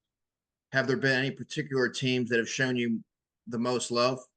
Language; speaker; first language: English; native; English